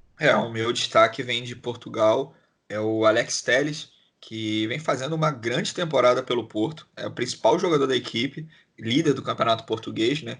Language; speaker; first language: Portuguese; native; Portuguese